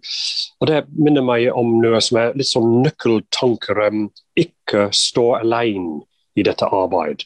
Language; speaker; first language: Norwegian; non-native, fluent; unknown